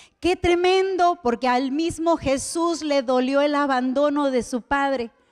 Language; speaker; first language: Spanish; native; Spanish